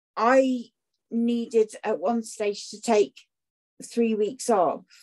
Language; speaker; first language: English; native; English